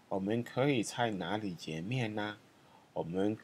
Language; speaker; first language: Chinese; non-native, fluent; Shona